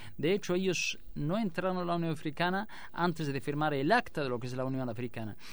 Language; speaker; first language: Spanish; non-native, local second language; Arabic